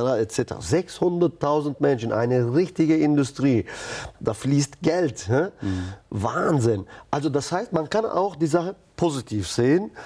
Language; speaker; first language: German; non-native, fluent; Turkish